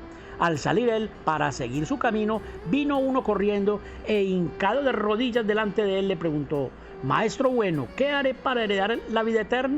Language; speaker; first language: Spanish; native; Spanish